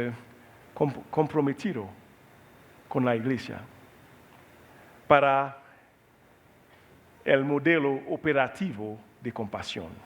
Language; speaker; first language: Spanish; non-native, learner; Haitian Creole